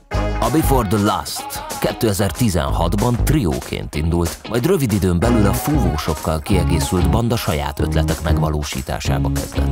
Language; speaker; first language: Hungarian; native; Hungarian